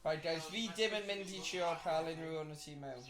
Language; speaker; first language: Welsh; native; Welsh